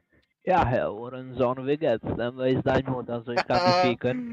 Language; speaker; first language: German; non-native, learner; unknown